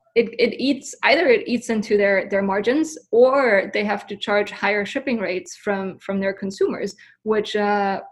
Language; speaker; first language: English; non-native, fluent; German